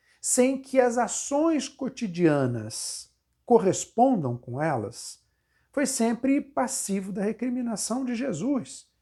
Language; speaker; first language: Portuguese; native; Portuguese